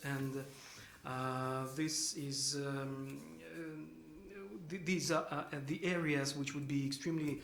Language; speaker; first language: English; non-native, fluent; Ukrainian